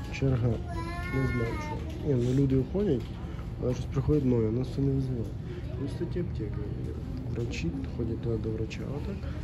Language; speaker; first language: Ukrainian; non-native, local second language; Russian